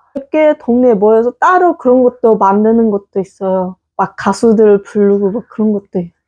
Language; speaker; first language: Korean; non-native, fluent; Kazakh